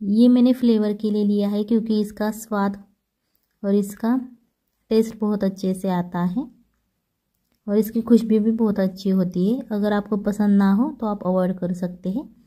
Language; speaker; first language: Hindi; non-native, local second language; Marathi